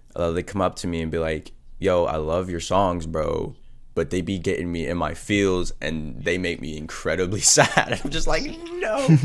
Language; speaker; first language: English; native; English